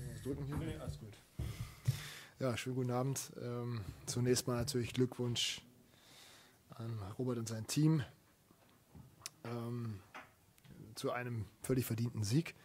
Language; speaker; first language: German; native; German